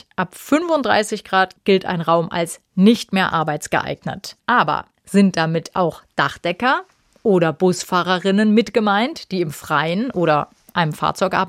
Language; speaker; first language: German; native; German